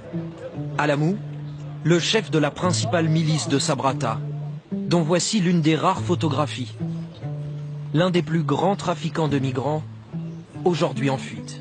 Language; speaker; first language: French; native; French